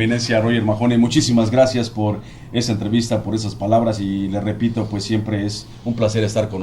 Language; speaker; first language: Spanish; native; Spanish